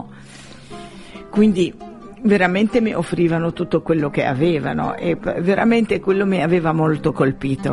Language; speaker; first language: Italian; non-native, fluent; Arabic